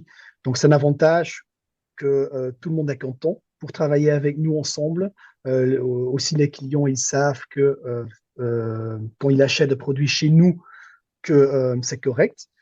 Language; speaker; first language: French; non-native, local second language; Dutch